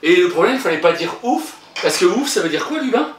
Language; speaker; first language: French; native; French